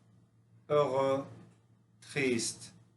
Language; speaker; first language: French; non-native, fluent; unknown